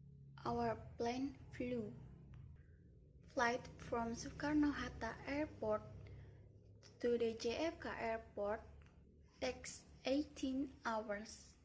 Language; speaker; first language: English; non-native, learner; Indonesian